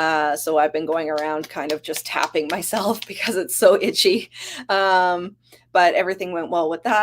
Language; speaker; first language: English; native; English